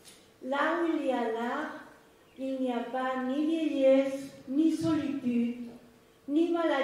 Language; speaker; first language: French; non-native, fluent; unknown